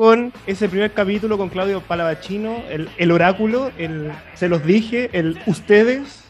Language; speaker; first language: Spanish; native; Spanish